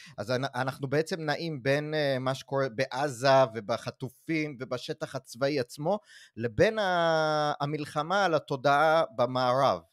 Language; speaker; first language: Hebrew; non-native, fluent; English